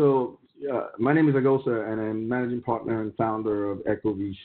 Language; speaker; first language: English; non-native, local second language; Yoruba